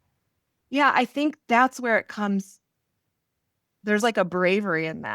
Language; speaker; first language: English; native; English